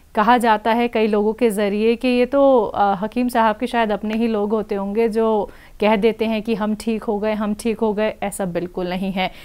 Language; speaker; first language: Hindi; native; Hindi